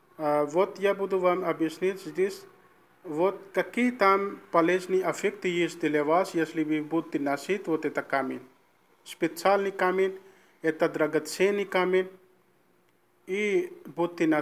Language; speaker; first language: Russian; non-native, learner; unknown